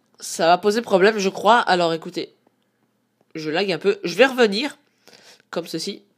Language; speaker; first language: French; native; French